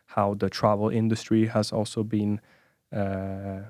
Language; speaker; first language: English; non-native, fluent; Italian